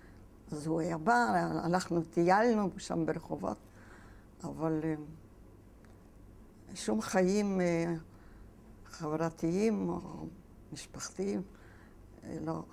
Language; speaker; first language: Hebrew; non-native, fluent; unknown